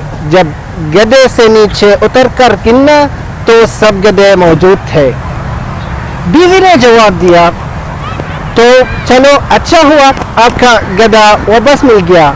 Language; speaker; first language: Hindi; non-native, fluent; Arabic